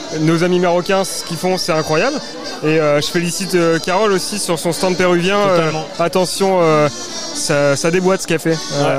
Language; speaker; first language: French; native; French